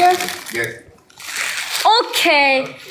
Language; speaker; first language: English; non-native, learner; Korean